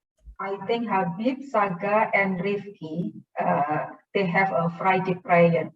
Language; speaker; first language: English; non-native, fluent; Indonesian